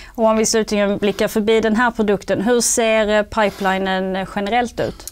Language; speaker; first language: Swedish; native; Swedish